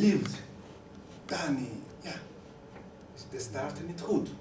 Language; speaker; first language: Dutch; non-native, fluent; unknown